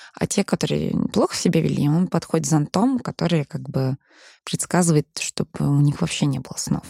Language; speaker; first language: Russian; early bilingual, heritage; Danish